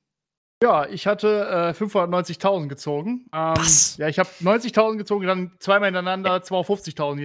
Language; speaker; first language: German; native; German